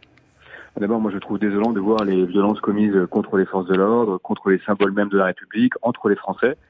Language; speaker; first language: French; native; French